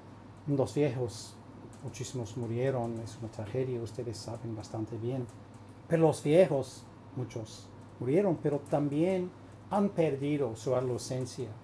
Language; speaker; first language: Spanish; non-native, fluent; English